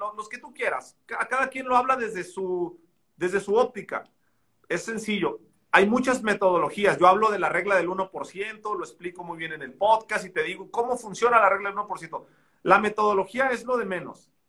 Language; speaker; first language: Spanish; native; Spanish